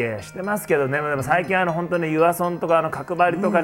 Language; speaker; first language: Japanese; native; Japanese